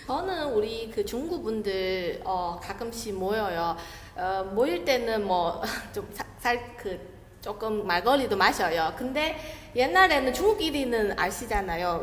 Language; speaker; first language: Korean; non-native, learner; Chinese